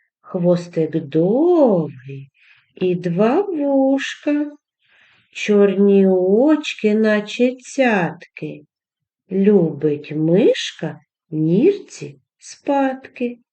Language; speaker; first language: Ukrainian; native; Ukrainian